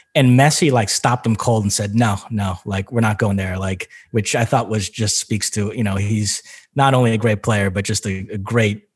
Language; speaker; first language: English; non-native, fluent; Portuguese